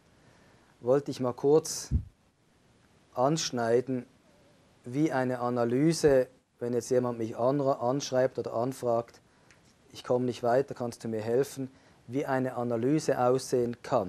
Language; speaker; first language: German; native; German